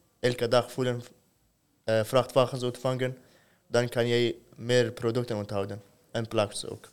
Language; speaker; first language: Dutch; non-native, learner; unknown